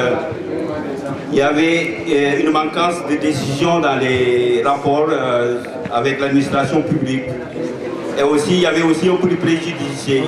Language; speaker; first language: French; non-native, local second language; Wolof